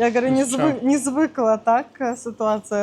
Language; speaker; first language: Polish; non-native, learner; Russian